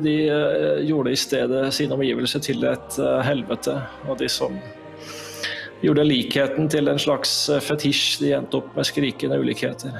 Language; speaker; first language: Norwegian; native; Norwegian